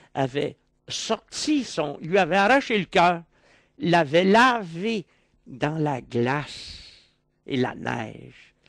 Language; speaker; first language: French; native; French